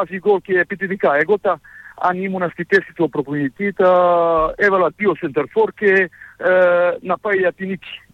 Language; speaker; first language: Greek; non-native, fluent; Serbian